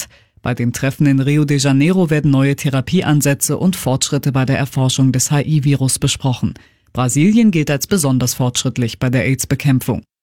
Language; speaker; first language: German; native; German